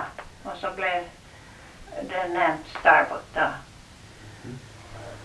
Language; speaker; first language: Norwegian; early bilingual, heritage; Norwegian